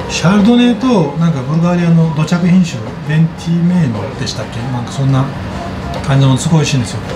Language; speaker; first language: Japanese; non-native, fluent; Azerbaijani